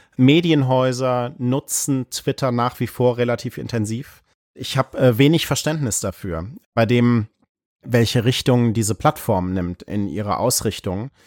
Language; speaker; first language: German; native; German